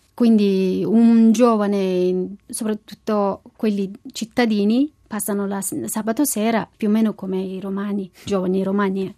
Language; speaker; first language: Italian; non-native, fluent; Mongolian